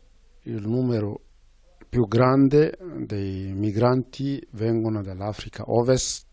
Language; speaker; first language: Italian; non-native, fluent; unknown